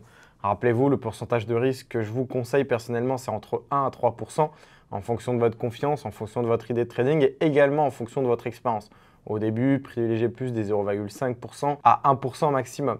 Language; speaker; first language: French; native; French